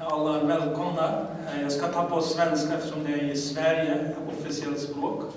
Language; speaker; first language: Swedish; non-native, learner; Uyghur